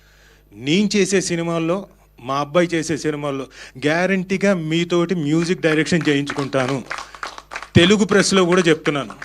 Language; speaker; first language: Telugu; native; Telugu